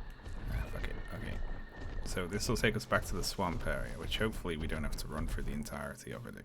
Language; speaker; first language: English; native; English